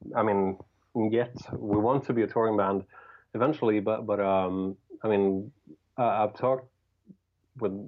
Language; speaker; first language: English; non-native, fluent; Swedish